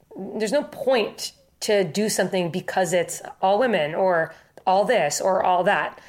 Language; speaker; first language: English; native; English